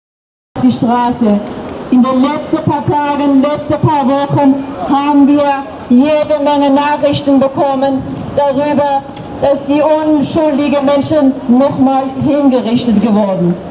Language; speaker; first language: German; non-native, fluent; Persian